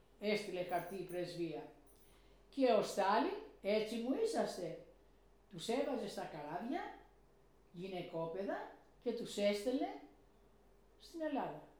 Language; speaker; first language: Greek; early bilingual, heritage; Greek